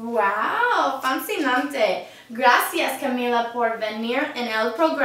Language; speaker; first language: Spanish; non-native, learner; English